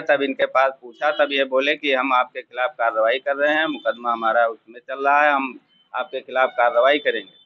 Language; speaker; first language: Hindi; native; Hindi